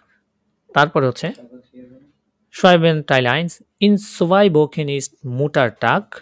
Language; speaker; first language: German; non-native, fluent; Bangla